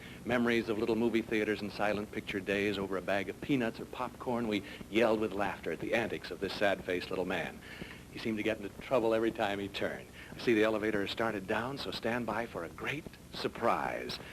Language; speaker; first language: English; native; English